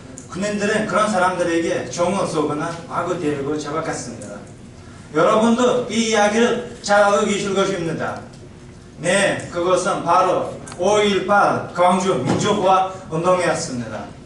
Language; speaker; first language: Korean; non-native, learner; Uzbek